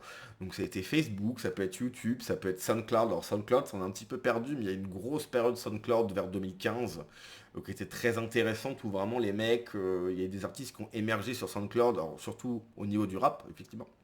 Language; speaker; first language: French; native; French